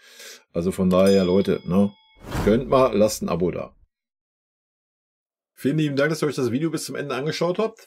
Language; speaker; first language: German; native; German